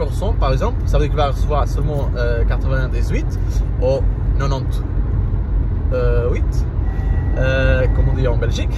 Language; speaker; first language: French; non-native, learner; Portuguese